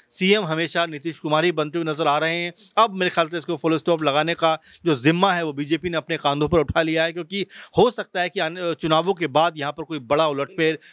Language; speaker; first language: Hindi; native; Hindi